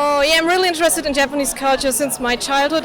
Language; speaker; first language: English; non-native, fluent; German